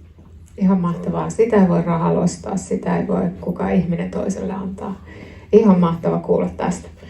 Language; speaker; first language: Finnish; native; Finnish